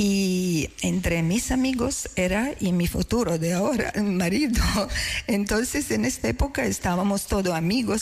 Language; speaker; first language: Spanish; non-native, fluent; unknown